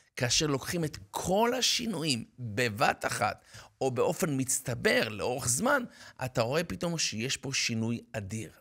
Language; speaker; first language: Hebrew; native; Hebrew